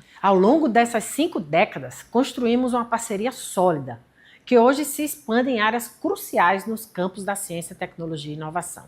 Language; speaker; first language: Portuguese; native; Portuguese